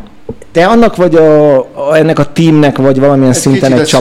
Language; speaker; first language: Hungarian; native; Hungarian